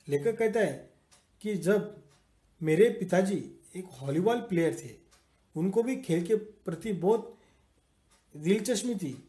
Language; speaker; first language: Hindi; non-native, local second language; Marathi